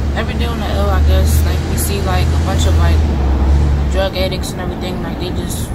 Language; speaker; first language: English; native; English